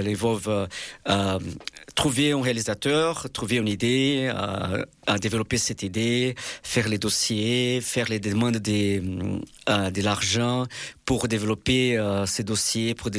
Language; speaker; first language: French; non-native, fluent; Portuguese